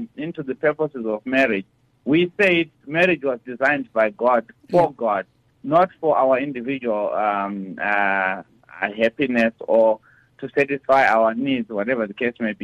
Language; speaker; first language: English; non-native, local second language; Shona